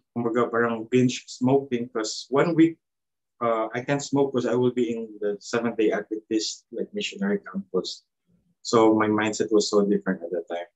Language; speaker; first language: English; non-native, local second language; Cebuano